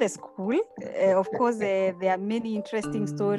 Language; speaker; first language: English; non-native, local second language; Meru